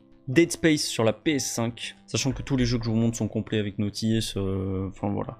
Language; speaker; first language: French; native; French